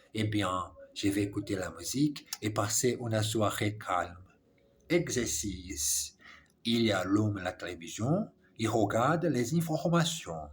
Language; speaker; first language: French; non-native, learner; English